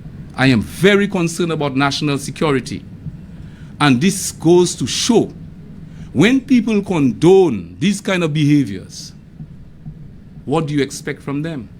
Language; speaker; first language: English; non-native, local second language; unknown